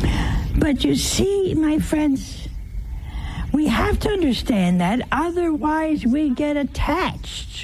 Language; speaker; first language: English; native; English